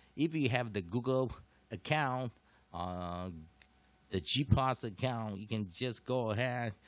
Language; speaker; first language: English; non-native, fluent; Chinese